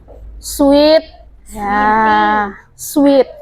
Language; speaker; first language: English; non-native, learner; Indonesian